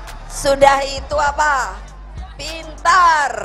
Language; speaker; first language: Indonesian; native; Indonesian